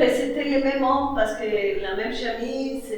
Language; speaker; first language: French; non-native, fluent; Spanish